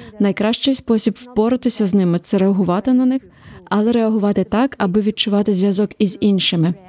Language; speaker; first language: Ukrainian; native; Ukrainian